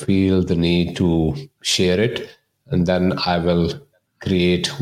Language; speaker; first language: English; non-native, local second language; Punjabi